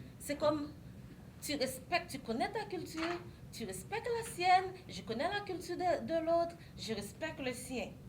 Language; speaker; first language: French; non-native, local second language; Haitian Creole